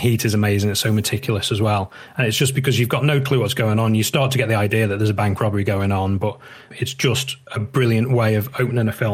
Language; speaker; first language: English; native; English